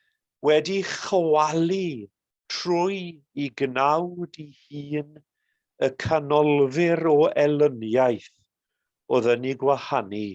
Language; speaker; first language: Welsh; native; Welsh